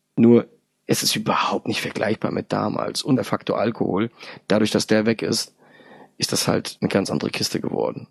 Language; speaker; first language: German; early bilingual, other home language; Polish